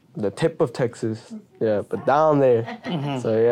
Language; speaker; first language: English; early bilingual, other home language; Spanish